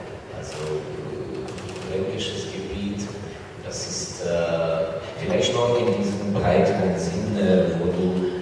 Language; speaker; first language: German; non-native, fluent; Ukrainian